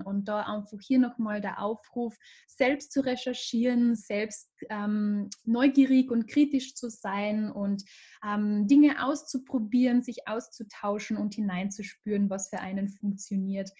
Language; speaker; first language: German; native; German